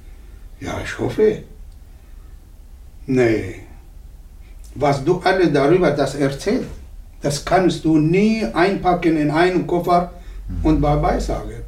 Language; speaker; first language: German; non-native, learner; Arabic